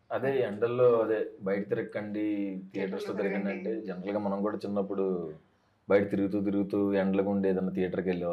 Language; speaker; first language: Telugu; native; Telugu